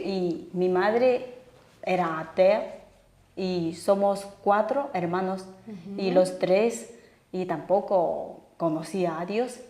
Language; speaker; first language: Spanish; non-native, fluent; Chinese